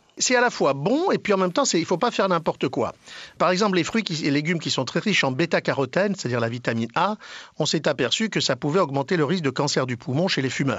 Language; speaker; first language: French; native; French